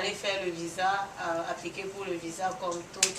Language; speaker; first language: French; non-native, learner; English